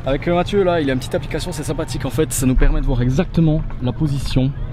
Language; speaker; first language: French; native; French